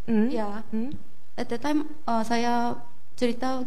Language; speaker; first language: Indonesian; non-native, fluent; Korean